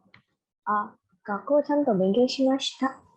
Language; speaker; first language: Japanese; non-native, learner; Indonesian